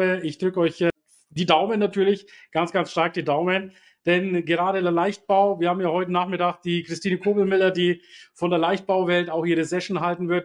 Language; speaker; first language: German; native; German